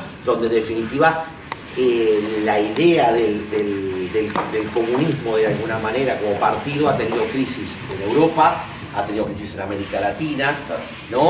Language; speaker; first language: Spanish; native; Spanish